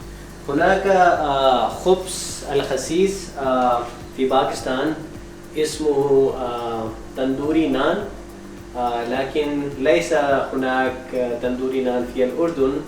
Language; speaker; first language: Arabic; non-native, learner; Urdu